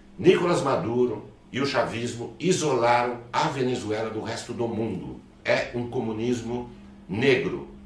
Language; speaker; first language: Portuguese; native; Portuguese